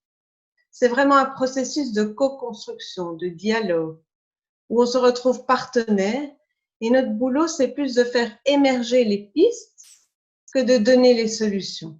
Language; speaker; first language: French; native; French